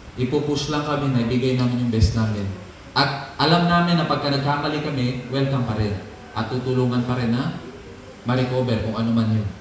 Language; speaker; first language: Filipino; non-native, local second language; Cebuano